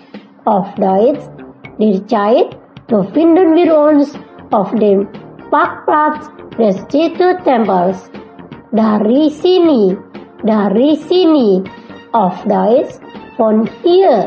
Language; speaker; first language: German; non-native, fluent; Indonesian